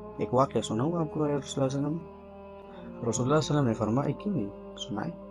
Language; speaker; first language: Urdu; non-native, local second language; Pashto